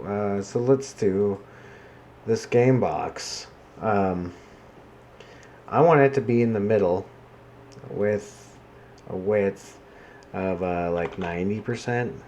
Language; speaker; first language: English; native; English